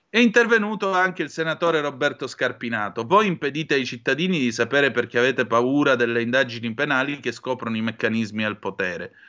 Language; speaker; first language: Italian; native; Italian